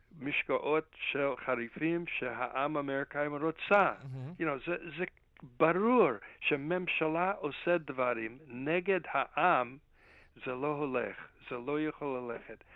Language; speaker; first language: Hebrew; non-native, fluent; English